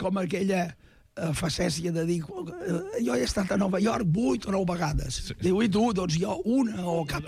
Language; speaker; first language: Catalan; native; Catalan